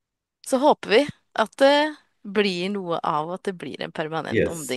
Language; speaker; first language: Norwegian; native; Norwegian